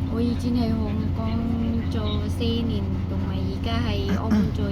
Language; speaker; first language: Cantonese; non-native, learner; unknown